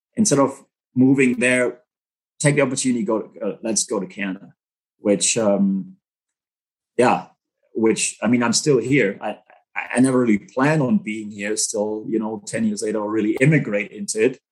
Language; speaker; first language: English; non-native, fluent; German